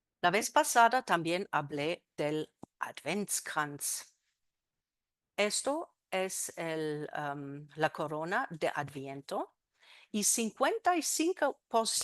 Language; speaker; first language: Spanish; non-native, fluent; German